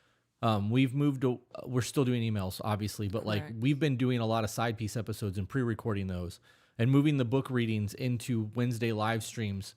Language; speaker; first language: English; native; English